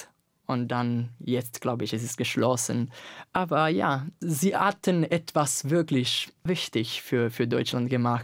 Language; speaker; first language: German; non-native, fluent; Italian